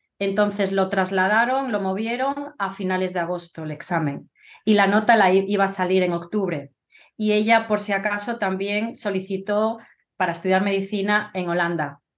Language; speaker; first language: Spanish; native; Spanish